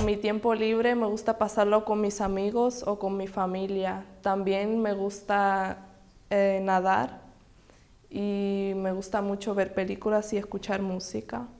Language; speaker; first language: Spanish; early bilingual, other home language; Russian